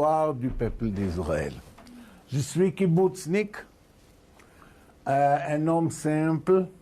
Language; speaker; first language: French; non-native, fluent; Hebrew